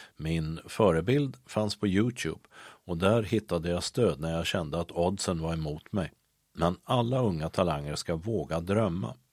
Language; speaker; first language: Swedish; native; Swedish